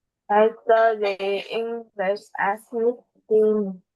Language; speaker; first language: English; non-native, learner; Vietnamese